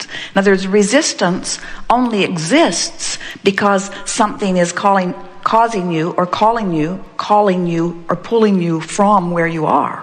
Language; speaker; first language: English; native; English